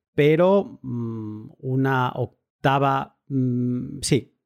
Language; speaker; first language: Spanish; native; Spanish